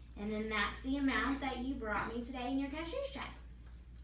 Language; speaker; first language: English; native; English